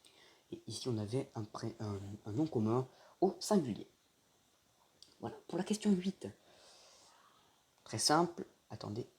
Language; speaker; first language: French; native; French